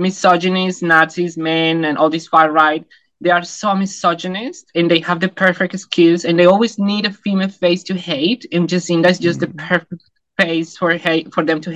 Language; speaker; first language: English; non-native, fluent; Spanish